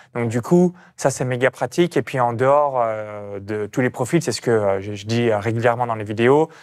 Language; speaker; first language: French; native; French